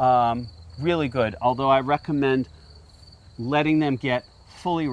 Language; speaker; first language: English; native; English